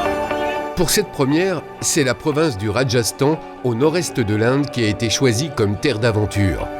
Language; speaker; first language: French; native; French